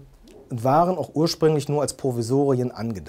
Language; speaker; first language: German; native; German